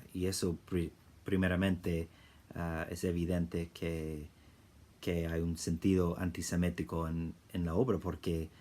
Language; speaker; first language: Spanish; non-native, fluent; English